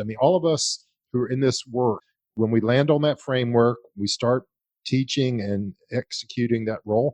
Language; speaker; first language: English; native; English